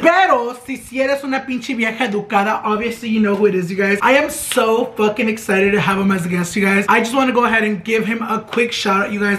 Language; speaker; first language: English; early bilingual, other home language; Spanish